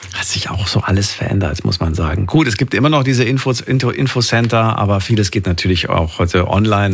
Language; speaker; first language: German; native; German